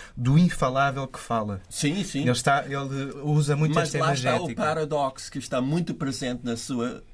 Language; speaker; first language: Portuguese; non-native, fluent; English